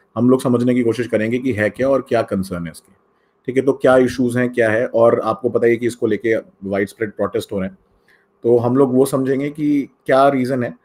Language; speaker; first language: Hindi; native; Hindi